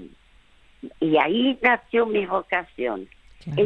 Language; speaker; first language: Spanish; early bilingual, other home language; French